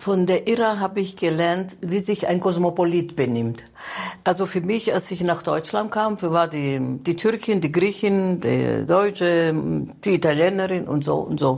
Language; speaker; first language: German; non-native, fluent; Greek